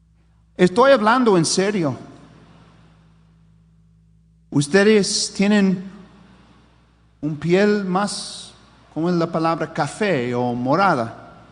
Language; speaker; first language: Spanish; non-native, fluent; English